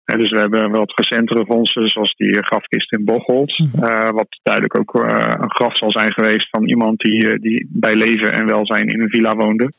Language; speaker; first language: Dutch; native; Dutch